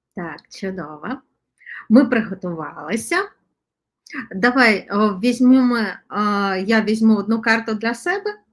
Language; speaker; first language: Ukrainian; non-native, local second language; Russian